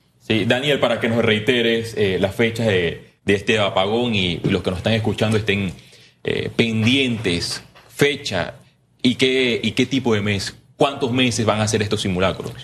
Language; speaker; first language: Spanish; native; Spanish